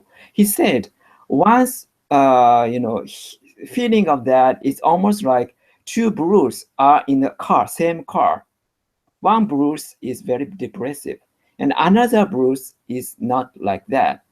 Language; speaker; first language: English; non-native, learner; Japanese